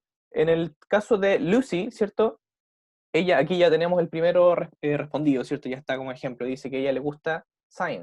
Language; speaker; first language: Spanish; native; Spanish